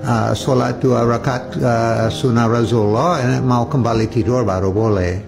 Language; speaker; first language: Indonesian; non-native, fluent; English